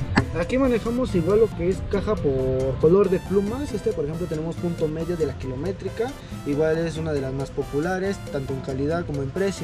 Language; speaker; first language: Spanish; native; Spanish